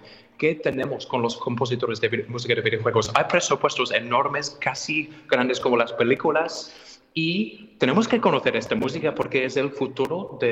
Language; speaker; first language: Spanish; non-native, fluent; English